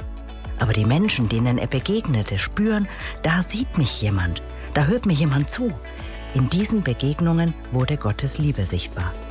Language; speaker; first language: German; native; German